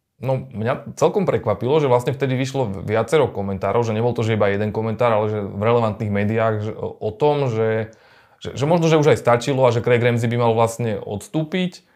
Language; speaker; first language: Slovak; native; Slovak